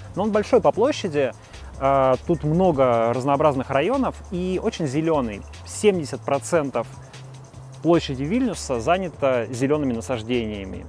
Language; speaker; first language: Russian; native; Russian